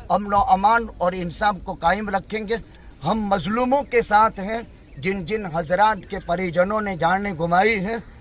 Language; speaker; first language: Hindi; non-native, local second language; Gujarati